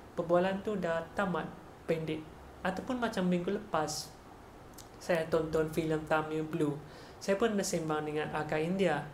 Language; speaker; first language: Malay; non-native, local second language; Chinese